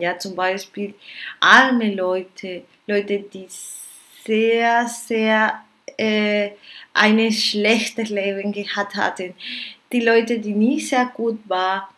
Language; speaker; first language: German; non-native, learner; Spanish